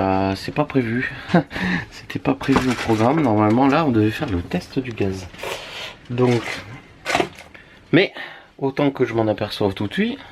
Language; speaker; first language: French; native; French